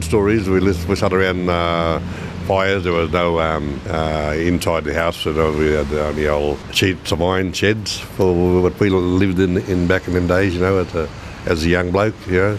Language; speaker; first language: English; native; English